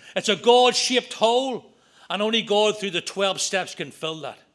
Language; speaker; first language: English; native; English